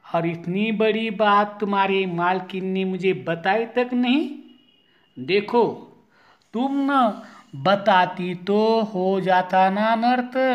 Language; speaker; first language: Hindi; non-native, local second language; Marathi